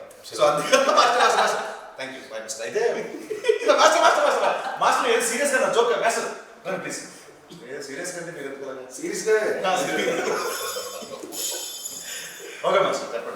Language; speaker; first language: Telugu; native; Telugu